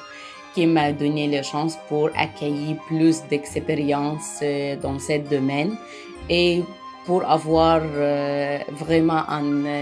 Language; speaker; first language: French; non-native, learner; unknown